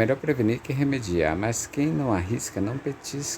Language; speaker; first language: Portuguese; native; Portuguese